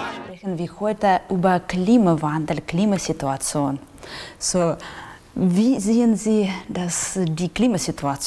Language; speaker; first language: German; non-native, learner; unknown